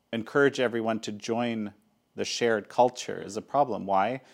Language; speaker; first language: English; non-native, fluent; Polish